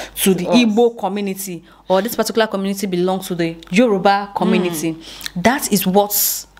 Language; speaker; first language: English; non-native, local second language; Igbo